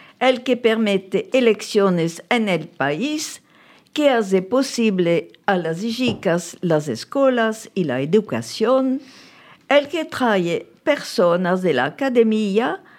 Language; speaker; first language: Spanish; early bilingual, heritage; French